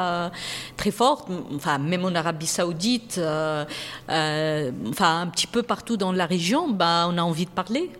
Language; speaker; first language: French; non-native, local second language; Arabic